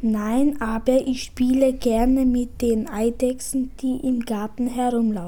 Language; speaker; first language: German; early bilingual, other home language; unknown